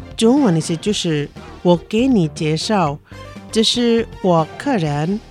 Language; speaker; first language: Chinese; non-native, learner; Indonesian